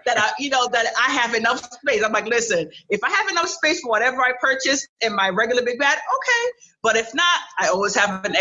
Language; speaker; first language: English; early bilingual, other home language; Haitian Creole